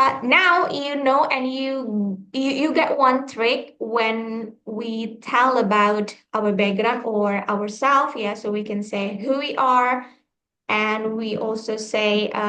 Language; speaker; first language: English; non-native, fluent; Indonesian